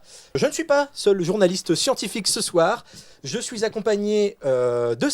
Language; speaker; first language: French; native; French